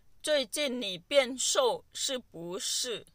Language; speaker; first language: Chinese; non-native, fluent; Thai